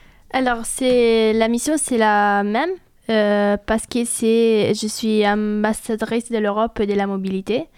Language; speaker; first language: French; non-native, fluent; Italian